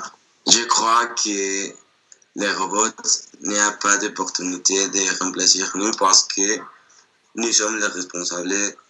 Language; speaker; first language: French; non-native, learner; Spanish